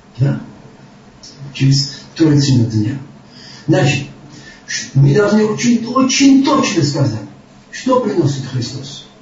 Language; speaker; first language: Russian; non-native, local second language; Georgian